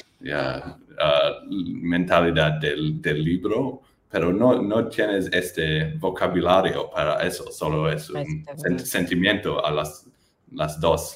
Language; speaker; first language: Spanish; non-native, learner; English